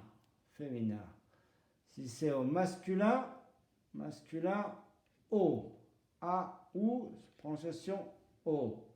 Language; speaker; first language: French; non-native, fluent; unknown